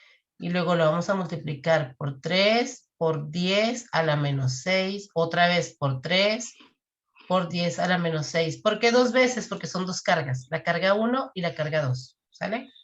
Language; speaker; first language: Spanish; native; Spanish